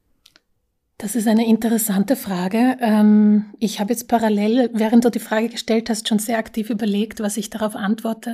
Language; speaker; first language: German; early bilingual, other home language; Slovak